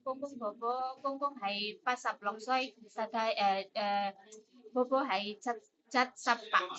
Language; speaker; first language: Cantonese; non-native, learner; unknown